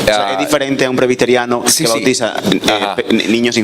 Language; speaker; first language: Spanish; native; Spanish